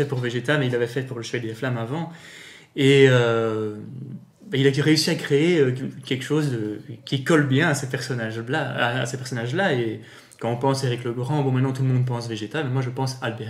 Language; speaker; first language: French; native; French